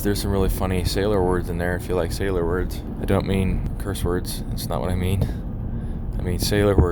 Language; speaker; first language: English; native; English